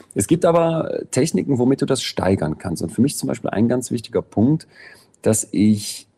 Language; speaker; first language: German; native; German